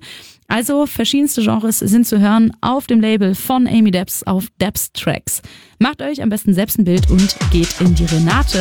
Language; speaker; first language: German; native; German